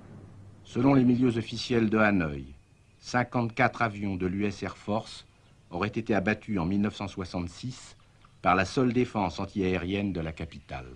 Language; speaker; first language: French; native; French